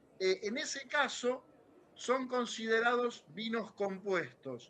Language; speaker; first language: Spanish; native; Spanish